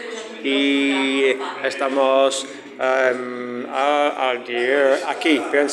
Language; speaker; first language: Spanish; non-native, learner; English